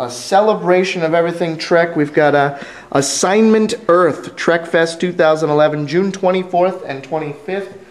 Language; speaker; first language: English; native; English